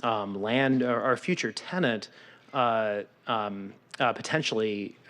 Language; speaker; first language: English; native; English